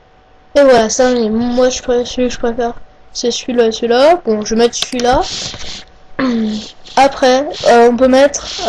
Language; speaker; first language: French; native; French